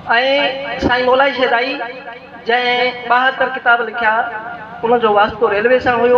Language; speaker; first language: Sindhi; native; Sindhi